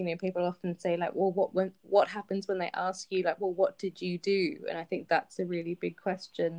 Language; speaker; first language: English; native; English